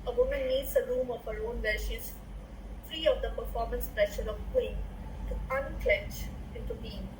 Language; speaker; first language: English; non-native, local second language; Hindi